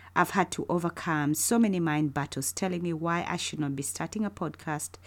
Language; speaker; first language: English; non-native, local second language; Ganda